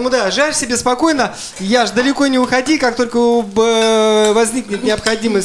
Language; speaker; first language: Russian; native; Russian